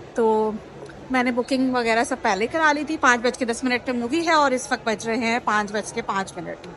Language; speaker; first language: Urdu; native; Urdu